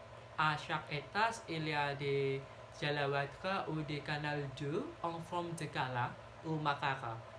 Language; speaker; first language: French; non-native, learner; Indonesian